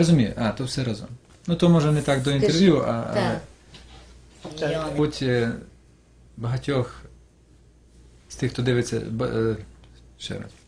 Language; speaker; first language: Ukrainian; native; Ukrainian